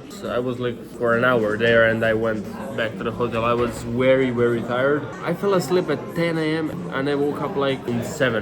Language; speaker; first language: English; non-native, fluent; Serbian